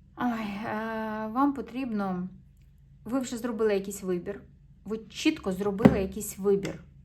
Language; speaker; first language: Ukrainian; non-native, local second language; Russian